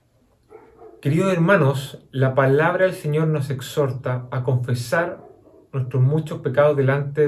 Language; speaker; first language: Spanish; native; Spanish